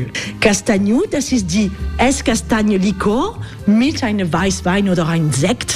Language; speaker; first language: German; non-native, learner; French